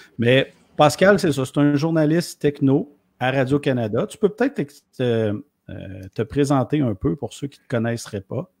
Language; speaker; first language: French; native; French